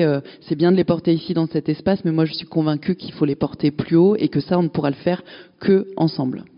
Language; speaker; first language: French; native; French